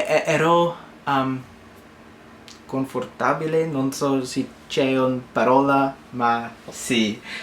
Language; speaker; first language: Italian; non-native, learner; English